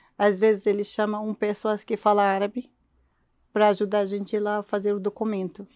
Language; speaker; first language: Portuguese; non-native, learner; Arabic